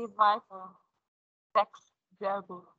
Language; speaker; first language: German; non-native, fluent; Arabic